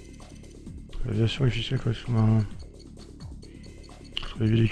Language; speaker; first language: French; native; French